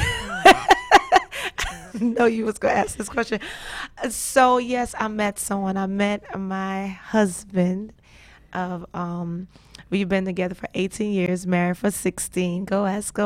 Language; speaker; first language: English; native; English